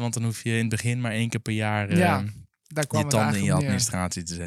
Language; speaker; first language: Dutch; native; Dutch